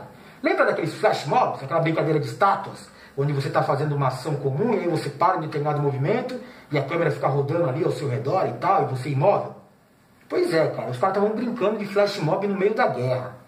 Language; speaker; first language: Portuguese; native; Portuguese